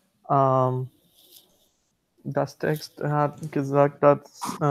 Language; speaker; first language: German; non-native, learner; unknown